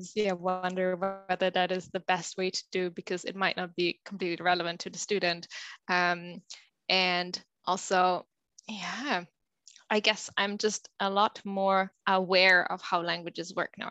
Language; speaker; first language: English; non-native, fluent; German